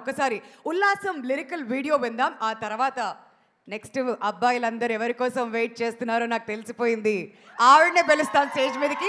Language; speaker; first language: Telugu; native; Telugu